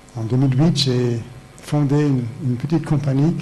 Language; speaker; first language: French; native; French